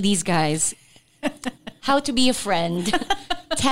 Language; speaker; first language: English; non-native, local second language; Filipino